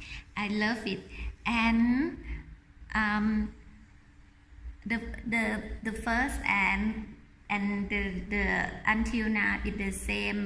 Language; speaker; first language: English; non-native, learner; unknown